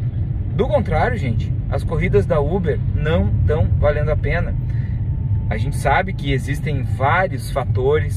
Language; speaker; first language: Portuguese; native; Portuguese